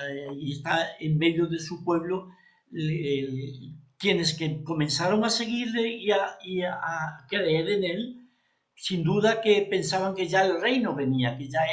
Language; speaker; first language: Spanish; native; Spanish